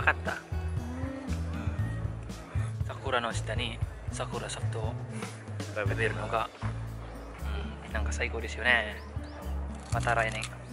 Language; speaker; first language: Japanese; non-native, fluent; Indonesian